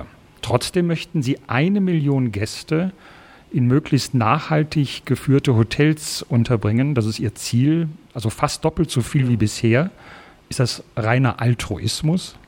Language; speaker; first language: German; native; German